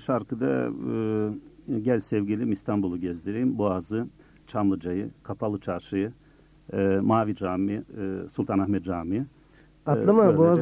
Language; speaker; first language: Turkish; early bilingual, other home language; Bosnian